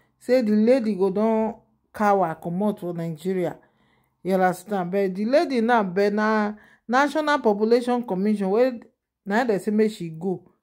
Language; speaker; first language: Nigerian Pidgin; non-native, local second language; Yoruba